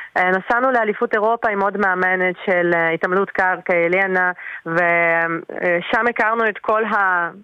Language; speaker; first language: Hebrew; non-native, fluent; Russian